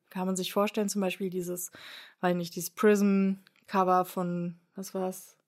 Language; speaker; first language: German; native; German